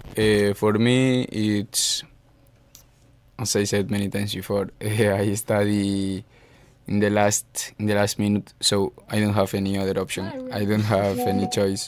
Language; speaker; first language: English; non-native, fluent; Spanish